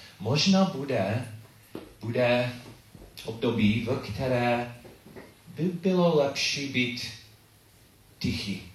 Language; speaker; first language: Czech; non-native, learner; English